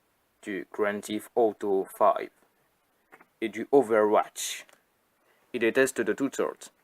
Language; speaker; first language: French; native; French